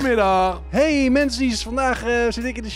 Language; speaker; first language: Dutch; native; Dutch